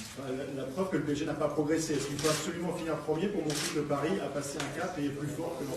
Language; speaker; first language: French; native; French